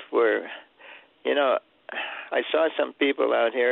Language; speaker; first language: English; early bilingual, other home language; Swedish